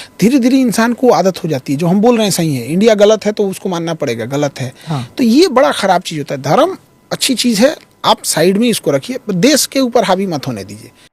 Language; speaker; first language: Hindi; native; Hindi